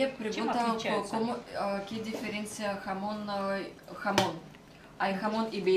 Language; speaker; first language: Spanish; non-native, learner; Russian